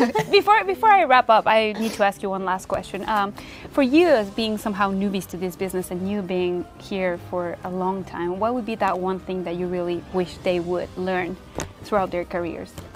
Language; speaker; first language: English; non-native, fluent; Spanish